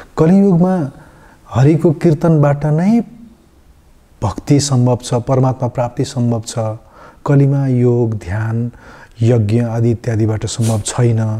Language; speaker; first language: Nepali; native; Nepali